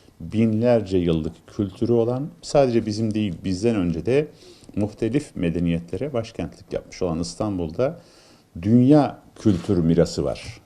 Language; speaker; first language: Turkish; native; Turkish